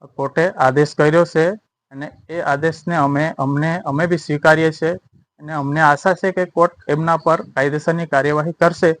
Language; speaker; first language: Gujarati; non-native, local second language; Gamit